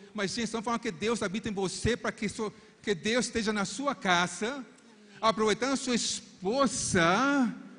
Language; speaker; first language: Portuguese; non-native, fluent; Spanish